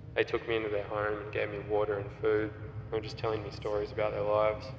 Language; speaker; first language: English; native; English